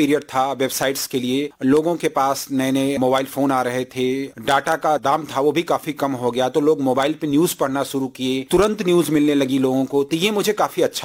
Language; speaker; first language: Hindi; native; Hindi